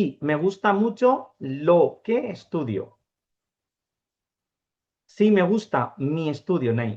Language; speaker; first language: Spanish; non-native, fluent; Urdu